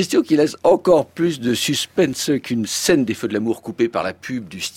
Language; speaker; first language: French; native; French